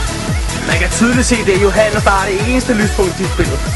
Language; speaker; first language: Danish; native; Danish